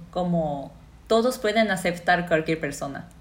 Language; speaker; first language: Spanish; non-native, learner; Japanese